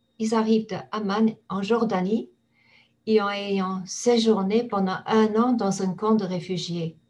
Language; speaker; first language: French; non-native, fluent; English